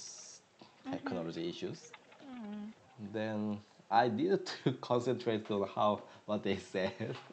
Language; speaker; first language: English; non-native, learner; Korean